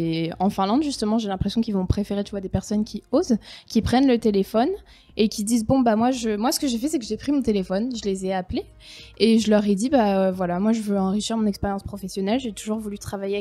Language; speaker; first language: French; native; French